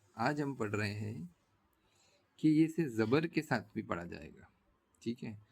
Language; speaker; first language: Hindi; native; Hindi